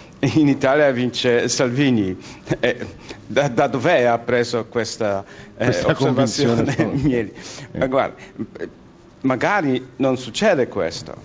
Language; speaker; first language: Italian; non-native, fluent; Polish